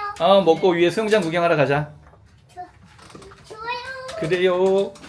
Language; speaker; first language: Korean; native; Korean